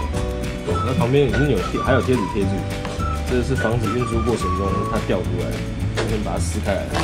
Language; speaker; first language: Chinese; native; Chinese